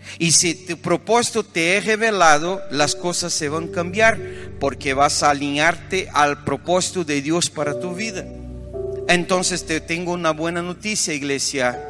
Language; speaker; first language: Spanish; non-native, fluent; Portuguese